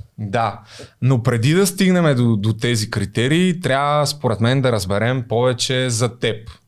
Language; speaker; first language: Bulgarian; native; Bulgarian